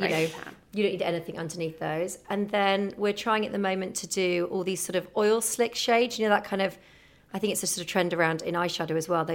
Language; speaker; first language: English; native; English